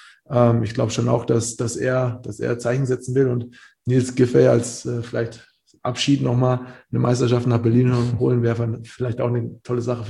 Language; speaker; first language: German; native; German